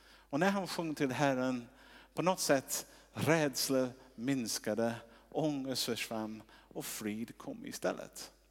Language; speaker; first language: Swedish; non-native, fluent; English